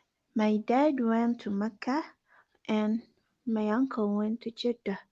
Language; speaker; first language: English; non-native, fluent; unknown